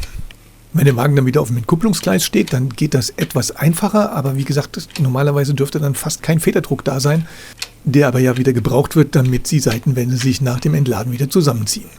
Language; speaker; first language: German; native; German